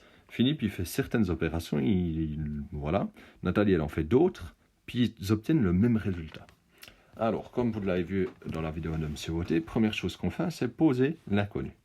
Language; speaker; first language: French; native; French